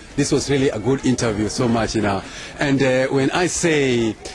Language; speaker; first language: English; non-native, local second language; Luo (Kenya and Tanzania)